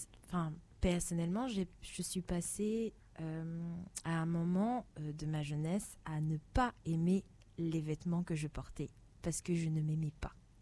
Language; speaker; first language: French; native; French